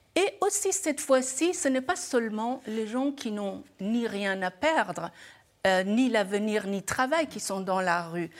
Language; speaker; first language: French; non-native, fluent; Persian